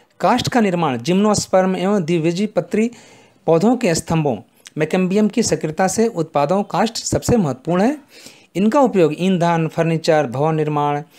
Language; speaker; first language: Hindi; native; Hindi